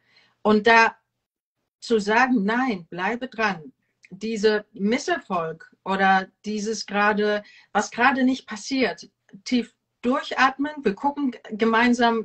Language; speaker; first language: German; non-native, fluent; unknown